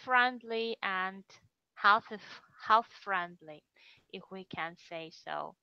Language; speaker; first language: English; non-native, fluent; Russian